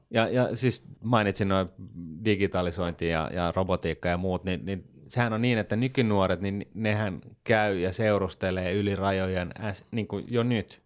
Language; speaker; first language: Finnish; native; Finnish